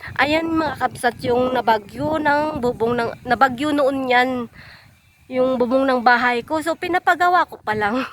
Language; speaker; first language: Filipino; non-native, local second language; Iloko